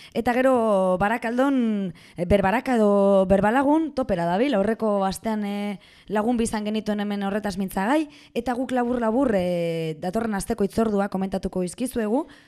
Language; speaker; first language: Basque; non-native, local second language; Spanish